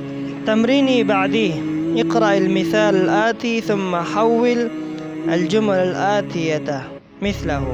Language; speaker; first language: Arabic; non-native, fluent; Persian